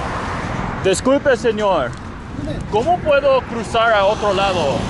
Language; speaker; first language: Spanish; non-native, learner; English